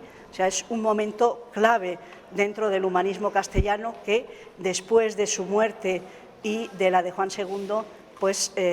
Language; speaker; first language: Spanish; native; Spanish